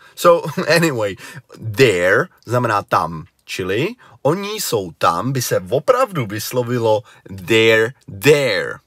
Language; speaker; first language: English; non-native, fluent; Czech